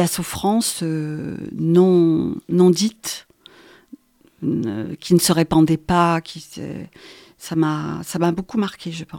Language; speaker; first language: French; native; French